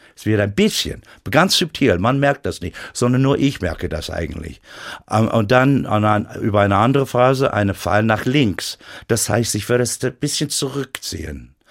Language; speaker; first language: German; non-native, fluent; English